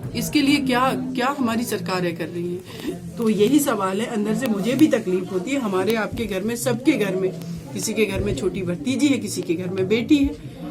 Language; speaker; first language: Hindi; native; Hindi